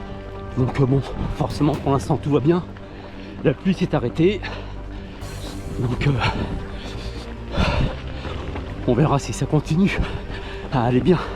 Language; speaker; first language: French; native; French